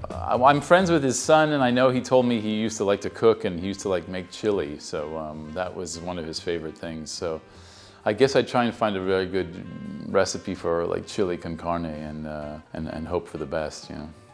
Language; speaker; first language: English; native; English